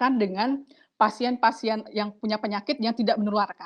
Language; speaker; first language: Indonesian; native; Indonesian